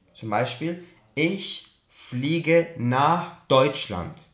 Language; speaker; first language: German; non-native, fluent; Albanian